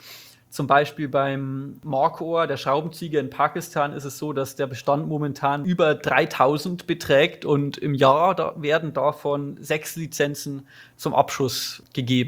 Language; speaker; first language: German; native; German